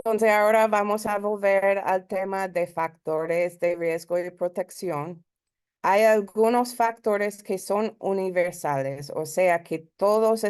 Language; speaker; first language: Spanish; early bilingual, heritage; Spanish